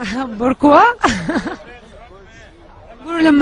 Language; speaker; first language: French; non-native, learner; Arabic